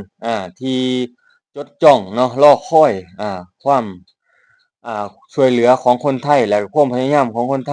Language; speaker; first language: Thai; non-native, local second language; Northeastern Thai